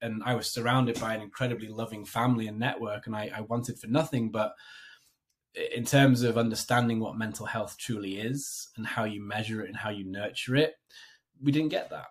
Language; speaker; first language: English; native; English